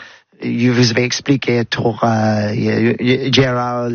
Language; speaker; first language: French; non-native, learner; English